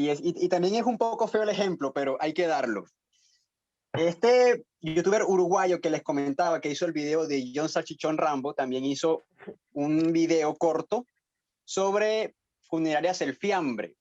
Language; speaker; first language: Spanish; native; Spanish